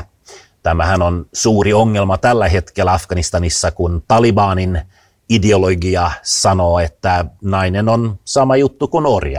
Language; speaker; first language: Finnish; early bilingual, heritage; Finnish